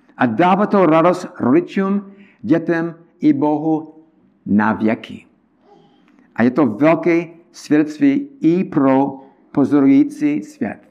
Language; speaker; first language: Czech; non-native, learner; English